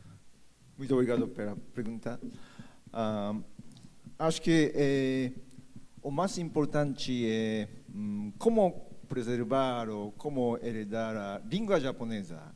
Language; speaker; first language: Portuguese; non-native, fluent; Japanese